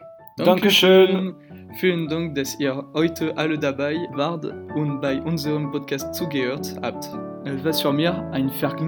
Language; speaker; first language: German; non-native, learner; French